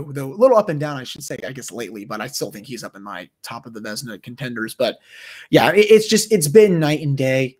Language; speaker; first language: English; native; English